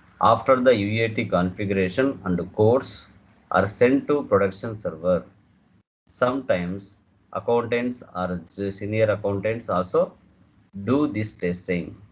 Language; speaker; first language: English; non-native, local second language; Telugu